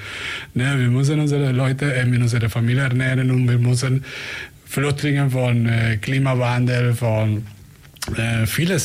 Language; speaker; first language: German; non-native, fluent; Spanish